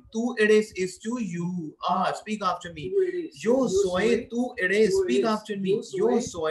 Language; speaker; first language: Spanish; non-native, fluent; Hindi